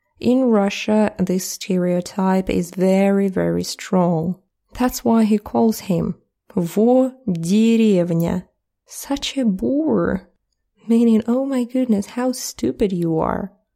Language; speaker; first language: English; non-native, fluent; Russian